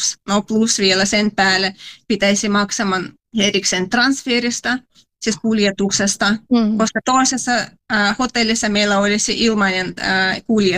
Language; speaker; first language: Finnish; non-native, fluent; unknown